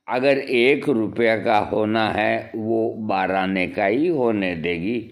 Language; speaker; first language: Hindi; native; Hindi